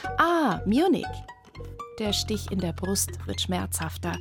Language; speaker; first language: German; native; German